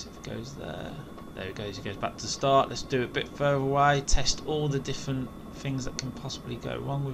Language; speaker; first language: English; native; English